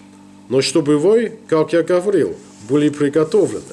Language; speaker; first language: Russian; non-native, learner; English